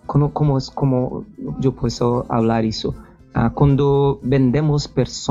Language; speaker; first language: Spanish; non-native, learner; Portuguese